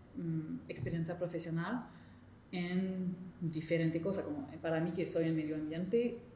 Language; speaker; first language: Spanish; non-native, fluent; English